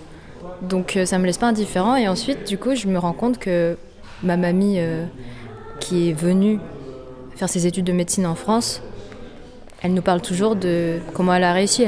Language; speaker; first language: French; native; French